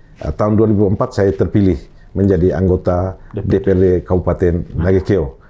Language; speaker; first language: Indonesian; non-native, local second language; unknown